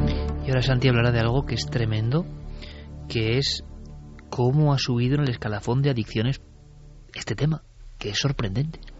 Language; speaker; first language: Spanish; native; Spanish